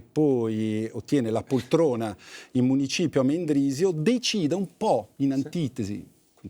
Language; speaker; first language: Italian; native; Italian